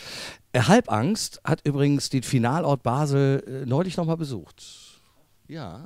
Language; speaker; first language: German; native; German